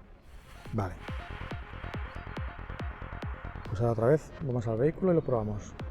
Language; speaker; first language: Spanish; native; Spanish